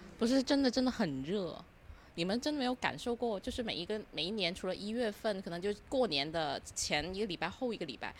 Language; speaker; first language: Chinese; non-native, local second language; Cantonese